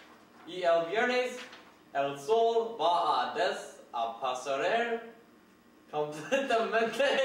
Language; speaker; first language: Spanish; non-native, learner; English